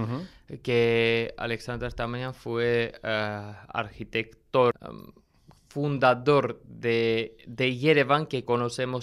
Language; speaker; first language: Spanish; non-native, learner; Armenian